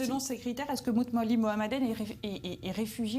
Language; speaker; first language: French; native; French